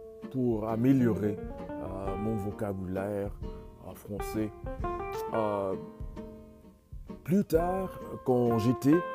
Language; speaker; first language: French; non-native, learner; English